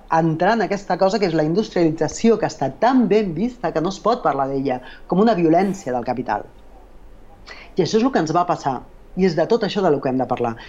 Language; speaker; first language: Catalan; non-native, local second language; Galician